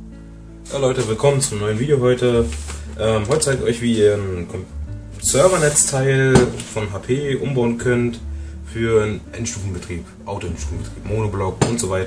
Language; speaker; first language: German; native; German